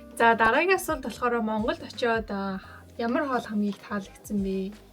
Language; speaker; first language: Mongolian; native; Mongolian